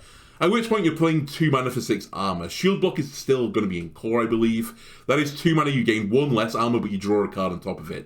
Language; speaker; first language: English; native; English